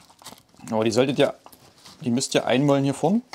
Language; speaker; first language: German; native; German